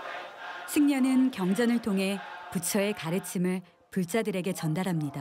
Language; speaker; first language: Korean; native; Korean